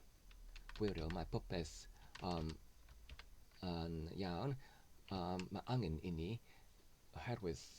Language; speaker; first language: Welsh; non-native, learner; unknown